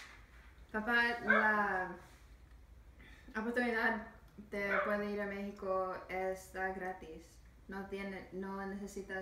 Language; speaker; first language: Spanish; non-native, learner; English